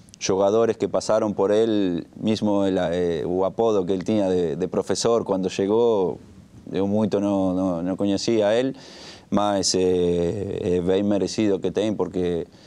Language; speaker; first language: Spanish; native; Spanish